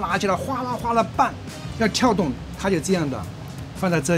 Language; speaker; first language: Chinese; native; Chinese